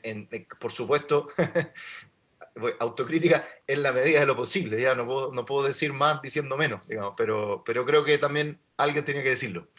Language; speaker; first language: Spanish; native; Spanish